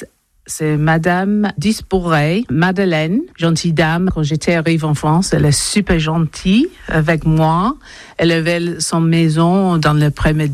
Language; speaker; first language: French; non-native, learner; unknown